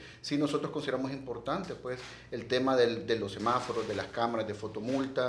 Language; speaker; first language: Spanish; native; Spanish